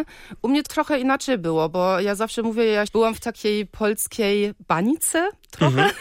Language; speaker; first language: Polish; early bilingual, heritage; Polish